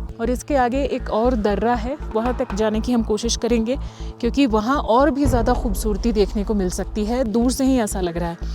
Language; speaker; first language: Hindi; native; Hindi